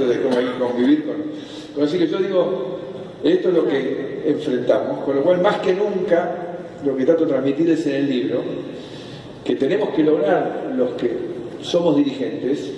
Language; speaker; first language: Spanish; native; Spanish